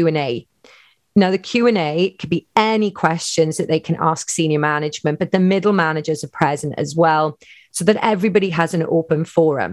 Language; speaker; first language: English; native; English